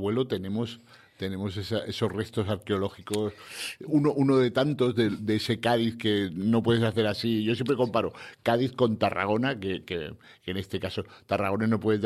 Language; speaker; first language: Spanish; native; Spanish